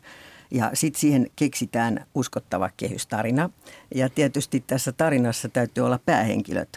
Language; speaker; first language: Finnish; native; Finnish